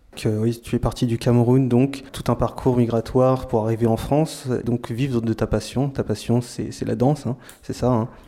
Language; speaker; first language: French; native; French